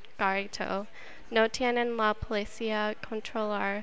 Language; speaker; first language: Spanish; non-native, learner; English